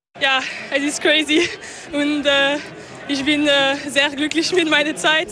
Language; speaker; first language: German; non-native, learner; French